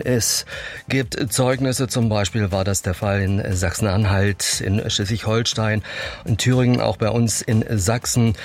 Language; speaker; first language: German; native; German